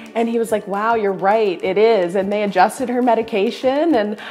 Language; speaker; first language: English; native; English